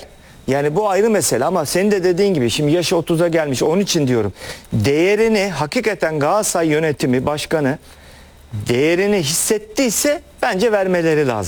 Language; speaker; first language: Turkish; native; Turkish